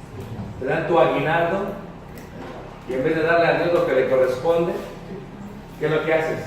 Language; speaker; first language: Spanish; early bilingual, heritage; Spanish